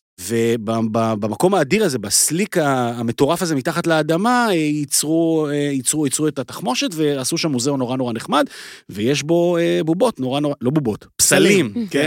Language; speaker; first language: Hebrew; native; Hebrew